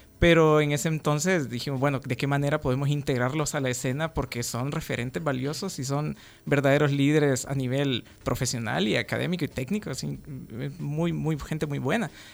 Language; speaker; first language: Spanish; native; Spanish